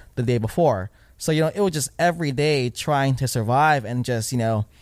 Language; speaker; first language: English; early bilingual, other home language; Filipino